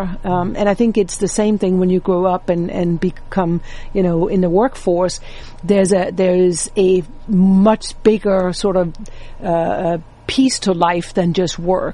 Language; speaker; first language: English; non-native, fluent; Danish